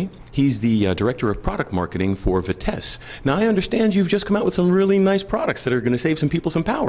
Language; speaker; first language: English; native; English